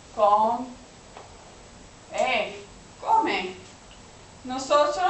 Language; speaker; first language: Spanish; non-native, fluent; English